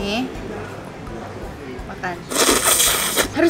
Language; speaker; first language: Indonesian; native; Indonesian